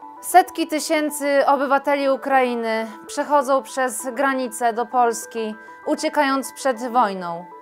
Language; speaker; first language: Polish; native; Polish